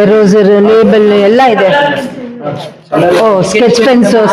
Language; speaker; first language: Kannada; non-native, local second language; Tamil